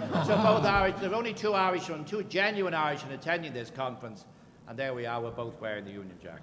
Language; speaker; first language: English; native; English